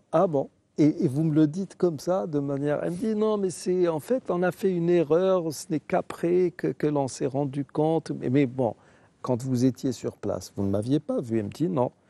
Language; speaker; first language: French; non-native, local second language; Arabic